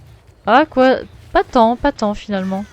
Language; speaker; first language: French; native; French